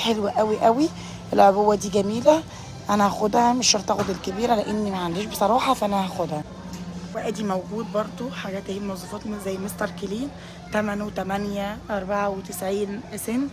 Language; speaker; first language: Arabic; native; Arabic